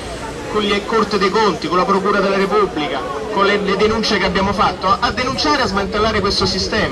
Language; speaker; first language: Italian; native; Italian